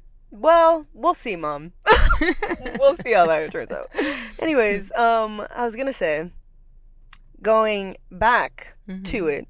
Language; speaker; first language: English; early bilingual, other home language; Spanish